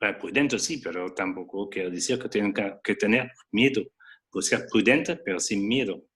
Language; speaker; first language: Spanish; non-native, fluent; French